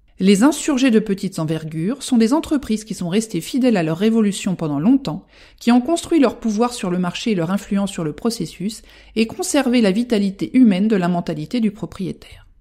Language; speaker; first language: French; native; French